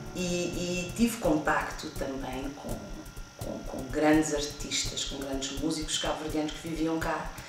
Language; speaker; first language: Portuguese; non-native, local second language; Kabuverdianu